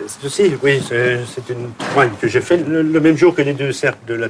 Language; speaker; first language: French; native; French